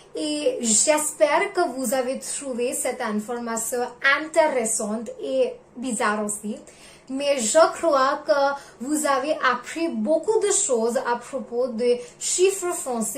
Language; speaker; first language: French; non-native, learner; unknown